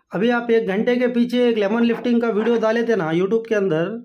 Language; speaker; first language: Hindi; non-native, local second language; Kannada